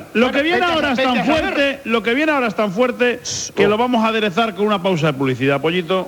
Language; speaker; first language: Spanish; native; Spanish